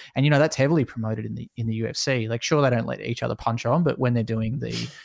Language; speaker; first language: English; native; English